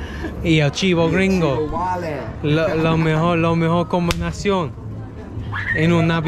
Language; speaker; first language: Spanish; non-native, learner; English